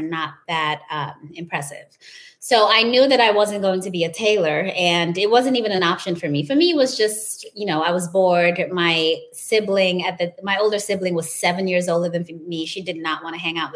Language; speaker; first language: English; non-native, local second language; Wolof